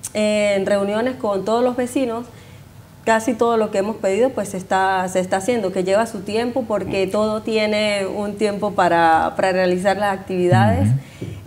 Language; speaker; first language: Spanish; native; Spanish